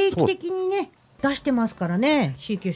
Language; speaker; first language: Japanese; native; Japanese